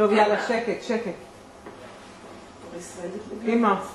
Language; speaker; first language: Hebrew; native; Hebrew